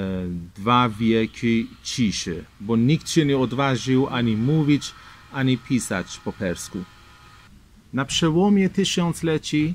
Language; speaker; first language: Polish; non-native, fluent; Persian